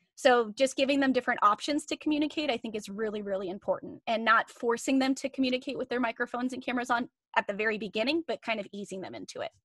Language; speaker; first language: English; native; English